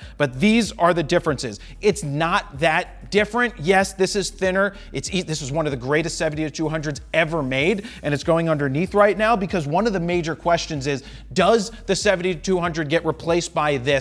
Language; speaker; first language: English; native; English